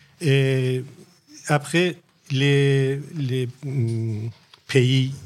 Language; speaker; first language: French; non-native, learner; Persian